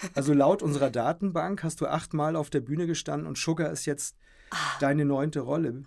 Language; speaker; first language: German; native; German